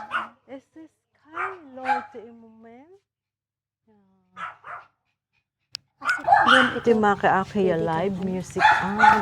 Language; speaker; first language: German; non-native, learner; Filipino